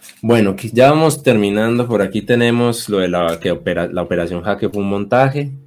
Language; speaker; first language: Spanish; native; Spanish